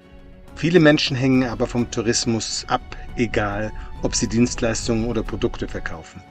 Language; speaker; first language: German; native; German